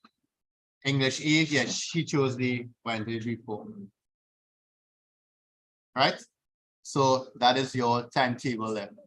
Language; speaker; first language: English; native; English